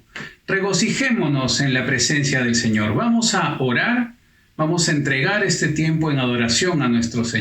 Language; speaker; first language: Spanish; native; Spanish